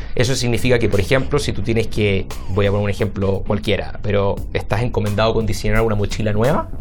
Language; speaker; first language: Spanish; native; Spanish